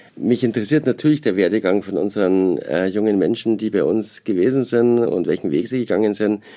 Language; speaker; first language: German; native; German